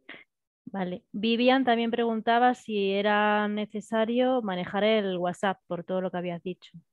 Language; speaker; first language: Spanish; native; Spanish